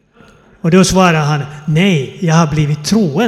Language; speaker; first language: Swedish; non-native, fluent; Finnish